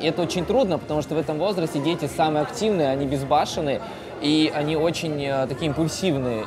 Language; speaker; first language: Russian; native; Russian